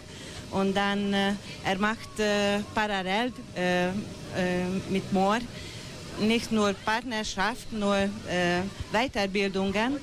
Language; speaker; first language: German; non-native, local second language; Hungarian